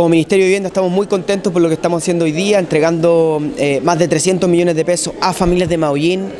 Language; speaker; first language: Spanish; native; Spanish